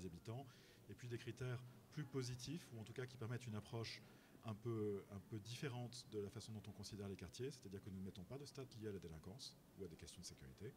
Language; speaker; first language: French; native; French